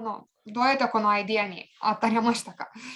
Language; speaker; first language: Japanese; non-native, fluent; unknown